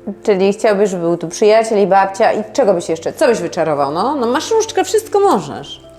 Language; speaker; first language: Polish; native; Polish